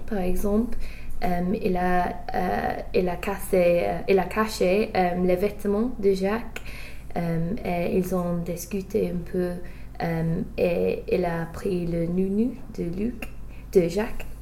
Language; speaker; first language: French; non-native, learner; English